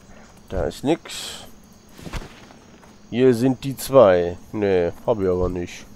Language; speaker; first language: German; native; German